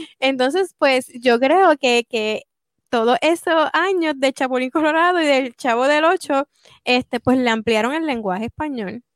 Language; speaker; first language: Spanish; native; Spanish